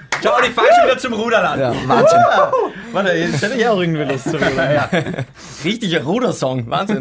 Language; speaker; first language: German; native; German